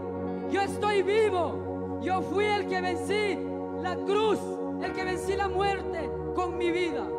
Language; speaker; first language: Spanish; native; Spanish